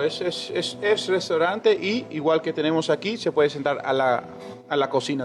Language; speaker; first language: Spanish; early bilingual, heritage; Spanish